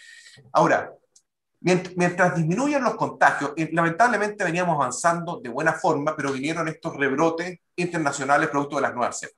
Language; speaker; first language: Spanish; native; Spanish